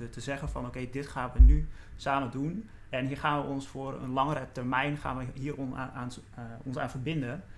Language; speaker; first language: Dutch; native; Dutch